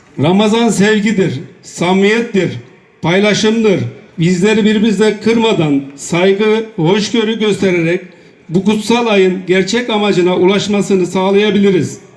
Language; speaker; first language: Turkish; native; Turkish